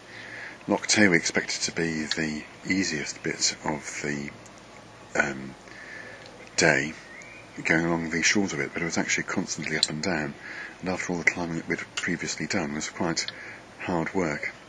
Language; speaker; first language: English; native; English